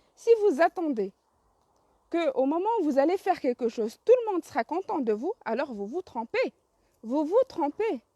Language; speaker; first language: French; non-native, local second language; Arabic